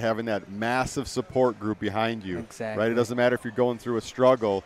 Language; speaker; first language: English; native; English